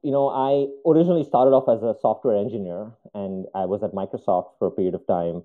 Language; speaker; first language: English; non-native, local second language; Hindi